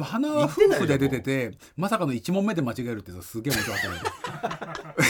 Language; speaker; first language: Japanese; native; Japanese